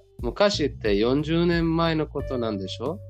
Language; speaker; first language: Japanese; non-native, fluent; Persian